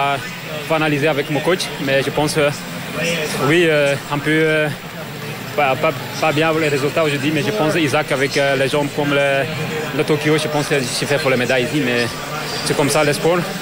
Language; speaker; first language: French; non-native, learner; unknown